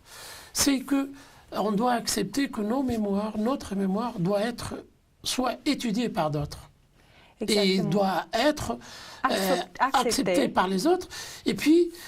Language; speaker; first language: French; non-native, local second language; Arabic